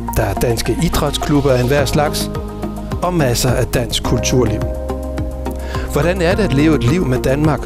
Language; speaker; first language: Danish; native; Danish